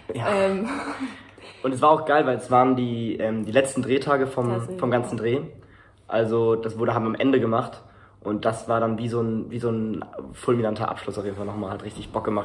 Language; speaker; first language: German; native; German